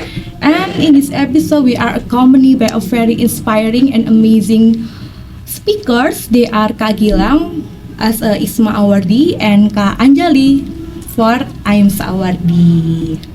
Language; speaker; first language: English; non-native, learner; Indonesian